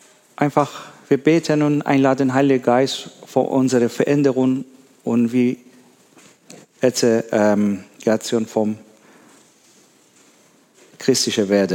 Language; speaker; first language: German; non-native, learner; Persian